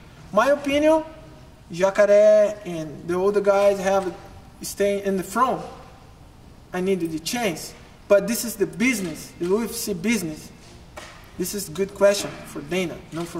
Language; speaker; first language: English; non-native, learner; Portuguese